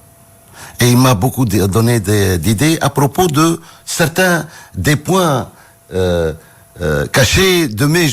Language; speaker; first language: French; non-native, local second language; Arabic